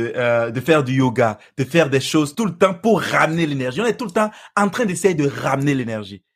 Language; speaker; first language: French; non-native, local second language; Fon